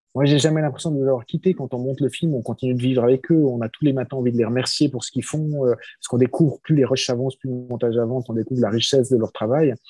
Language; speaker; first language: French; native; French